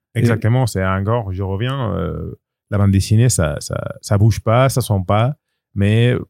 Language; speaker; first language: French; non-native, learner; Spanish